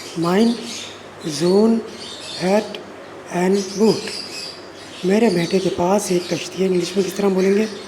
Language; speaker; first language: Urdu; native; Urdu